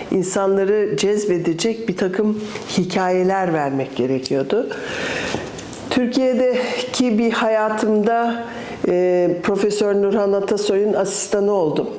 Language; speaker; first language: Turkish; early bilingual, other home language; English